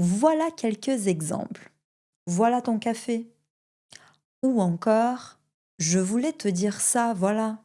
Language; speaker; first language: French; non-native, fluent; Portuguese